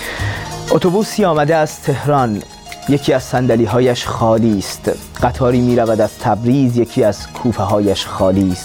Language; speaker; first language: Persian; native; Persian